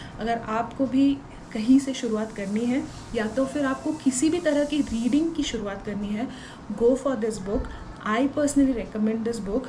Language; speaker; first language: Hindi; non-native, local second language; Tulu